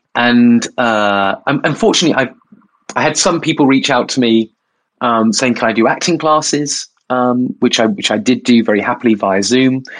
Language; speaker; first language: English; native; English